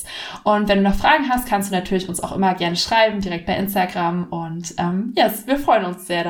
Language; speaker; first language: German; native; German